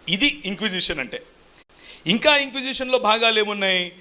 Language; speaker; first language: Telugu; native; Telugu